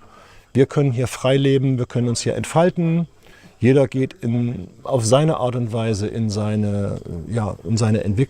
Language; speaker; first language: German; native; German